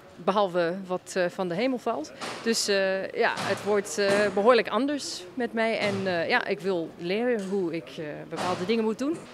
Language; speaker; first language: Dutch; non-native, fluent; English